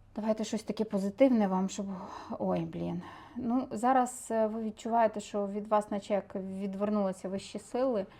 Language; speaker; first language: Ukrainian; non-native, local second language; Russian